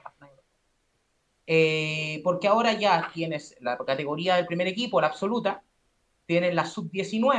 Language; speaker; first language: Spanish; native; Spanish